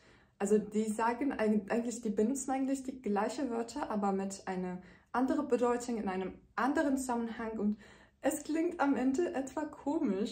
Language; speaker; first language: German; non-native, fluent; Turkish